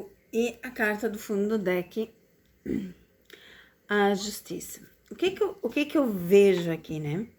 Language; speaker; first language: Portuguese; native; Portuguese